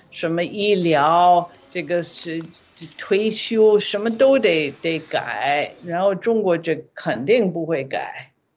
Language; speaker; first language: Chinese; non-native, fluent; English